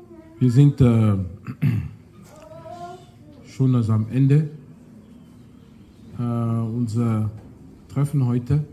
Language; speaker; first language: German; non-native, fluent; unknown